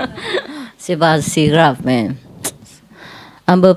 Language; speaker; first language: French; non-native, learner; Vietnamese